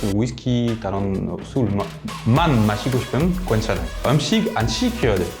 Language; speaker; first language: Korean; non-native, learner; French